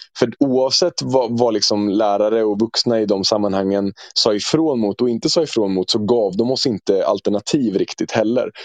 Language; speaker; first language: Swedish; early bilingual, other home language; Turkish